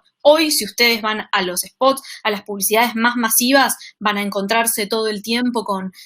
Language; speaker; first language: Spanish; native; Spanish